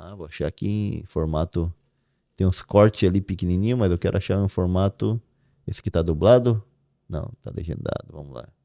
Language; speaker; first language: Portuguese; native; Portuguese